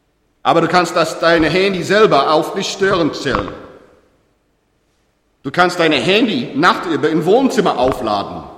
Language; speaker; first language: German; non-native, learner; English